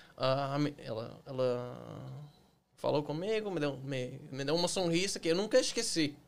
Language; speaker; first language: Portuguese; non-native, fluent; English